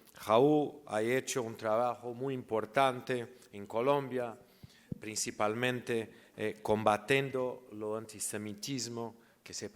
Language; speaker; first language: Spanish; non-native, learner; Portuguese